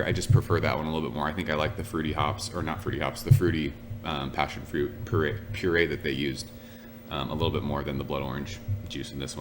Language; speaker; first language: English; native; English